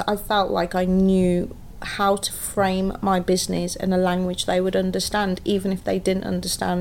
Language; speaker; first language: English; native; English